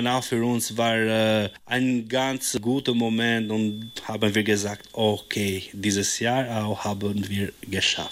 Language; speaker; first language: German; non-native, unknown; Albanian